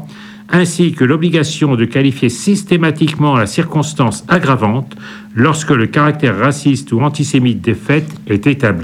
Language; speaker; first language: French; native; French